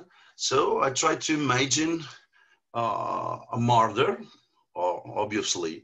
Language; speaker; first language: English; non-native, learner; Italian